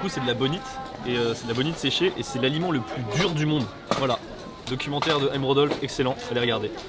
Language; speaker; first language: French; native; French